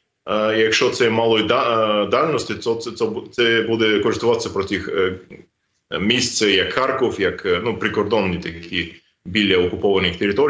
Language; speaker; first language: Ukrainian; non-native, fluent; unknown